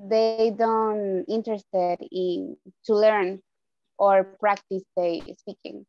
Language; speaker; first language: English; non-native, learner; Spanish